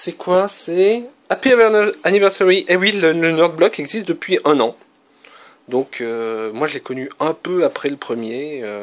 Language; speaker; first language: French; native; French